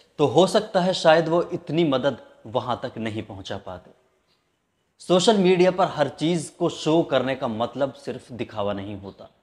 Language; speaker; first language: Hindi; native; Hindi